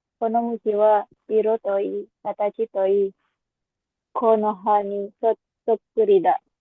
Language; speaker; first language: Japanese; non-native, learner; Indonesian